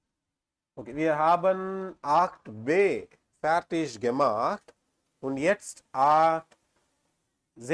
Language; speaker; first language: German; non-native, learner; Tamil